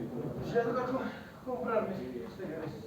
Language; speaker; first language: Spanish; native; Spanish